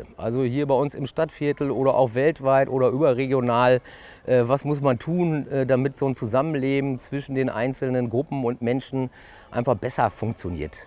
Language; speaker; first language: German; native; German